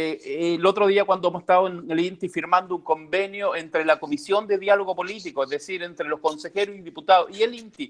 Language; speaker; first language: Spanish; native; Spanish